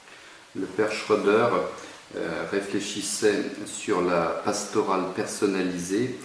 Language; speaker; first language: French; native; French